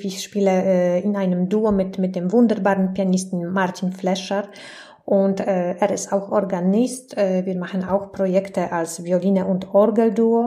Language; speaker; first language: German; non-native, fluent; Polish